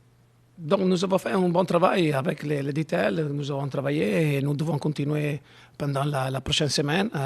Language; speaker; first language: French; non-native, learner; Italian